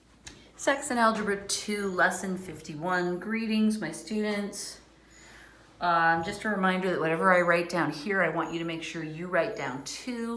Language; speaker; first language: English; native; English